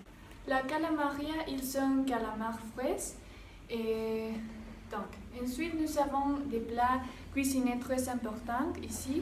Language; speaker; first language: French; non-native, learner; Spanish